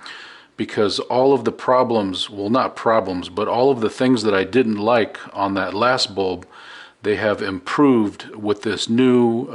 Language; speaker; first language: English; native; English